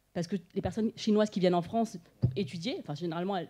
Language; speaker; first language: French; native; French